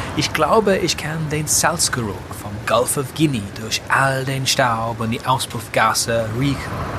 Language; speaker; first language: German; non-native, fluent; English